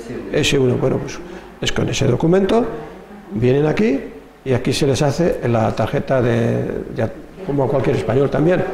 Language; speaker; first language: Spanish; native; Spanish